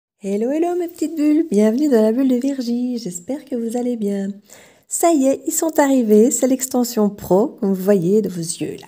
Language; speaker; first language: French; native; French